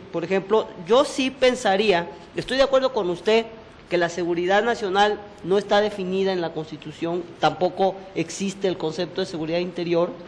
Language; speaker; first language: Spanish; native; Spanish